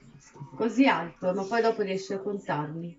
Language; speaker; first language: Italian; native; Italian